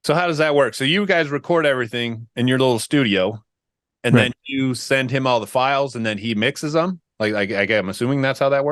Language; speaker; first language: English; native; English